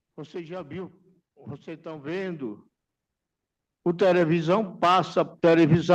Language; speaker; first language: Portuguese; non-native, local second language; Yanomámi